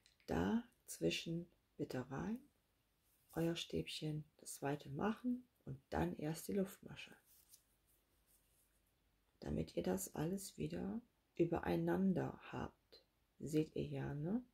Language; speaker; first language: German; native; German